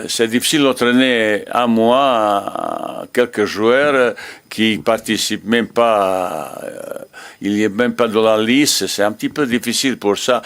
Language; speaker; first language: French; non-native, learner; Bosnian